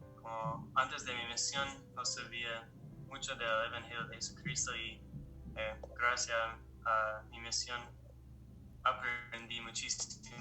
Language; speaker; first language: Spanish; non-native, fluent; English